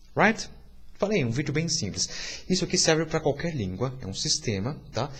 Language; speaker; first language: Portuguese; native; Portuguese